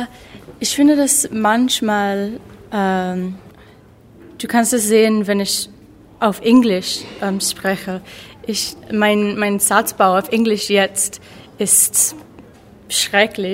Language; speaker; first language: German; non-native, learner; English